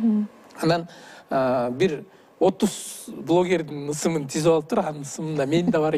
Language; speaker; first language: Kyrgyz; native; Kyrgyz